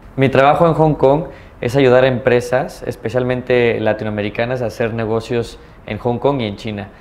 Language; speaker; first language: Spanish; native; Spanish